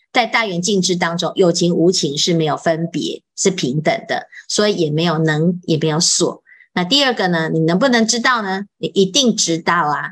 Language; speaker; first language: Chinese; native; Chinese